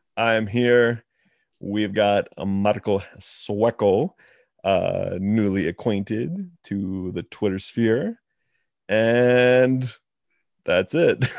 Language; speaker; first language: English; native; English